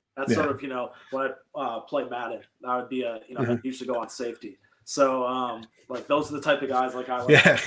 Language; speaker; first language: English; native; English